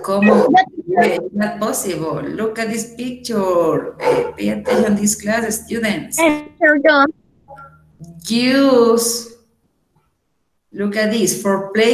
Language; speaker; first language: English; non-native, learner; Spanish